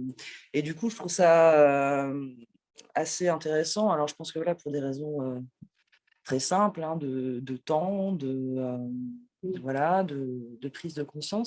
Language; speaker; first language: French; native; French